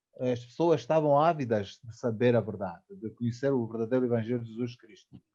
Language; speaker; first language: Portuguese; native; Portuguese